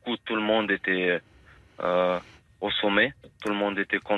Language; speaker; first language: French; non-native, fluent; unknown